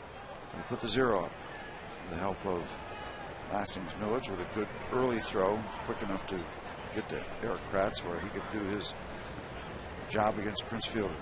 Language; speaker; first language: English; native; English